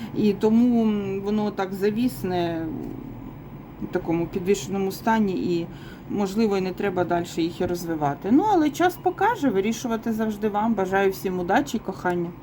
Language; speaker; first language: Ukrainian; non-native, local second language; Russian